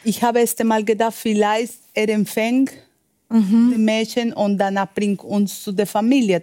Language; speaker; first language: German; non-native, fluent; Spanish